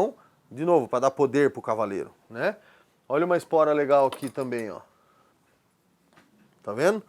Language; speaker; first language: Portuguese; native; Portuguese